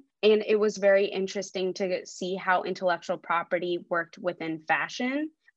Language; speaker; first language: English; early bilingual, other home language; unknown